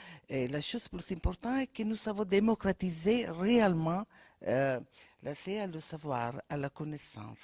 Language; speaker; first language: French; non-native, fluent; Italian